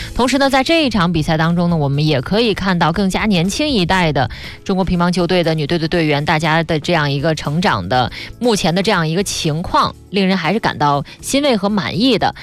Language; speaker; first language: Chinese; native; Chinese